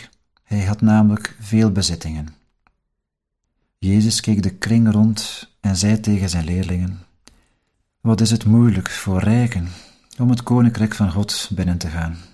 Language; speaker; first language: Dutch; native; Dutch